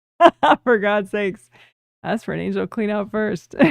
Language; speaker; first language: English; native; English